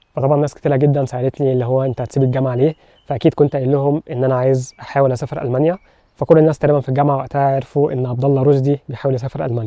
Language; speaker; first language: Arabic; native; Arabic